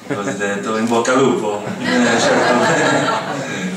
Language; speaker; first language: Italian; non-native, learner; English